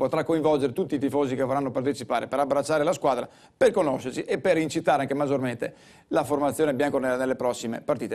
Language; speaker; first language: Italian; native; Italian